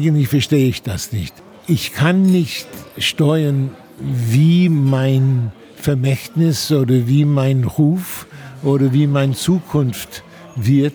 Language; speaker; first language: German; non-native, fluent; English